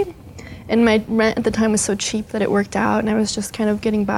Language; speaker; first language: English; early bilingual, other home language; Spanish